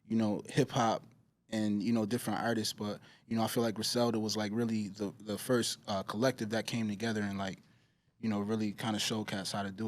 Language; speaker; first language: English; native; English